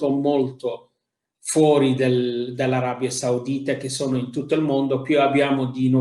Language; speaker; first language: Italian; non-native, fluent; Arabic